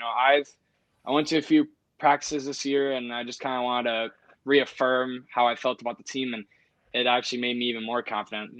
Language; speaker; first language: English; native; English